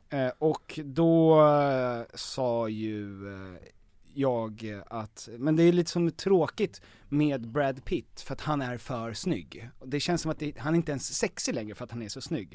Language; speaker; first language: Swedish; native; Swedish